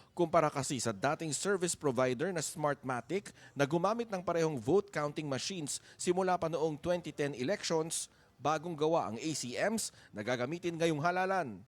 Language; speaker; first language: Filipino; native; Filipino